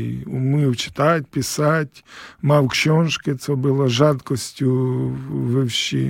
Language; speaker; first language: Polish; non-native, learner; Ukrainian